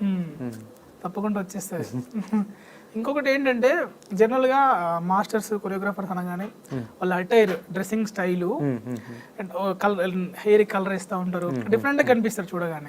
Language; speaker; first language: Telugu; native; Telugu